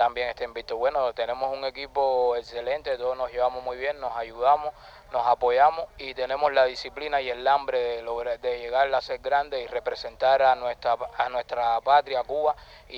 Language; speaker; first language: Spanish; native; Spanish